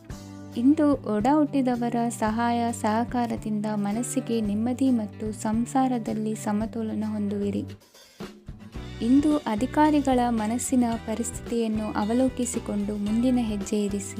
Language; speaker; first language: Kannada; native; Kannada